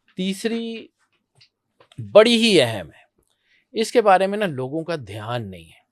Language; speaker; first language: Urdu; non-native, local second language; Punjabi